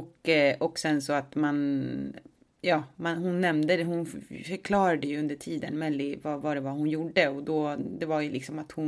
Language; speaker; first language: Swedish; native; Swedish